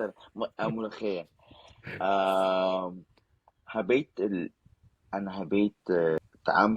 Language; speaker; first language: Arabic; non-native, learner; Spanish